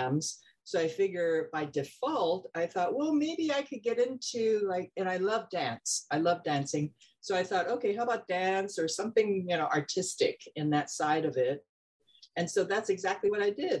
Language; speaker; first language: English; non-native, local second language; Cantonese